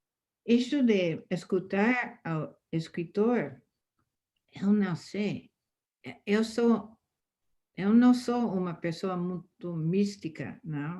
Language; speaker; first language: Portuguese; non-native, fluent; English